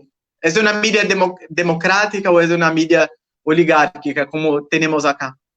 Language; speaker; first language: Spanish; non-native, learner; Portuguese